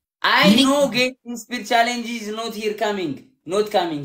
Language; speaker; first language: English; non-native, learner; Amharic